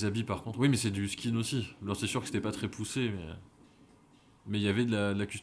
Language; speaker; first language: French; native; French